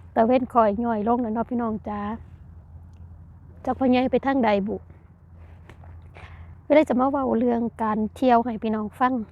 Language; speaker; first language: Thai; non-native, local second language; Lao